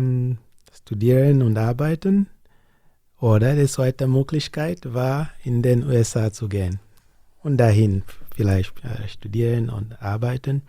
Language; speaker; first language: German; non-native, learner; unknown